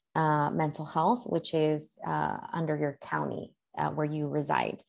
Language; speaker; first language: English; early bilingual, other home language; Spanish